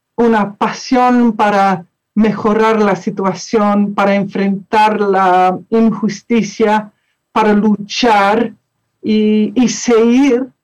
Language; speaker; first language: Spanish; non-native, fluent; English